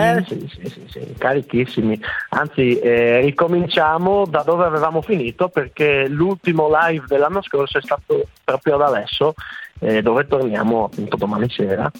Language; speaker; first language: Italian; native; Italian